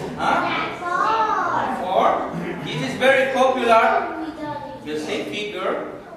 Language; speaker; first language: English; non-native, fluent; Polish